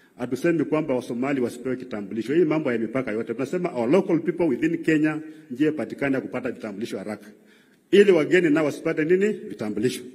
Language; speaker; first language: Swahili; non-native, local second language; Luyia